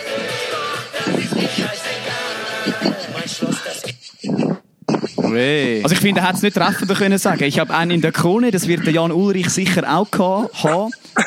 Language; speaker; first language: German; native; German